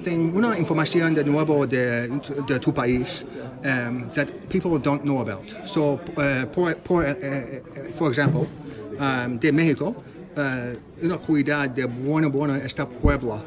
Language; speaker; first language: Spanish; non-native, learner; English